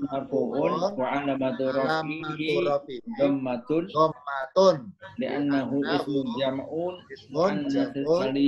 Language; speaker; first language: Arabic; non-native, learner; Indonesian